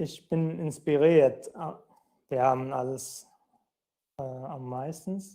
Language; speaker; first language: German; non-native, fluent; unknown